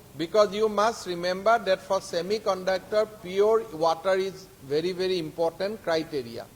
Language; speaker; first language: English; non-native, local second language; Assamese